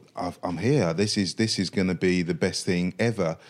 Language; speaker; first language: English; native; English